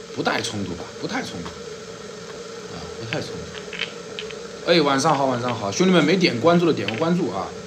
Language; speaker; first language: Chinese; native; Chinese